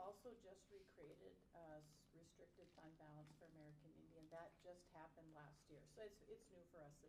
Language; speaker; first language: English; native; English